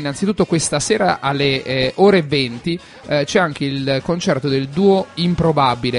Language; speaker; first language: Italian; native; Italian